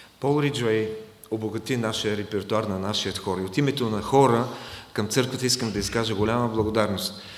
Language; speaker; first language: Bulgarian; non-native, fluent; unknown